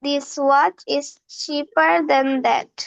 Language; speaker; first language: English; non-native, learner; Bangla